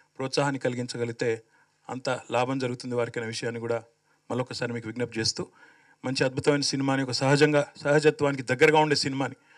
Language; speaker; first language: Telugu; native; Telugu